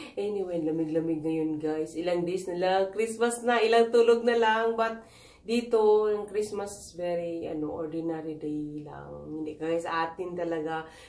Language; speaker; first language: Filipino; non-native, local second language; Cebuano